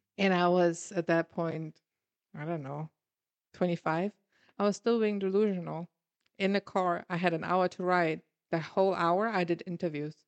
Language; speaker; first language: English; non-native, fluent; German